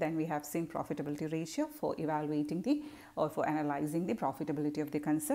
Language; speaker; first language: English; non-native, local second language; Malayalam